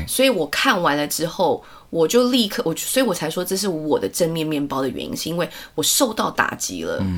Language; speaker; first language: Chinese; early bilingual, heritage; Chinese